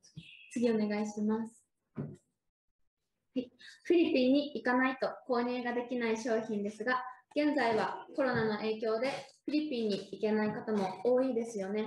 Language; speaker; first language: Japanese; native; Japanese